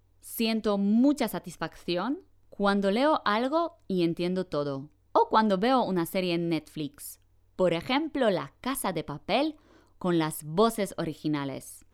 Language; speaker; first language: Spanish; non-native, fluent; Polish